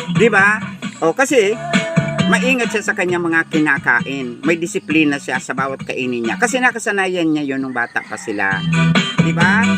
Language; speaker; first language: Filipino; non-native, local second language; Bikol